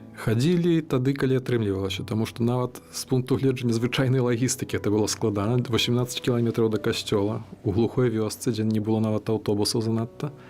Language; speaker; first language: Belarusian; native; Belarusian